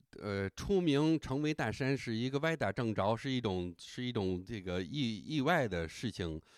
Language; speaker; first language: Chinese; non-native, fluent; English